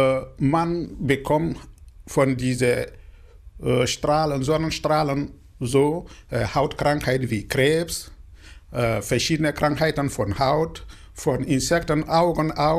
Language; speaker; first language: German; non-native, learner; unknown